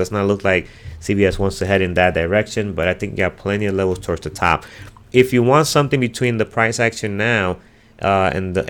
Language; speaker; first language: English; native; English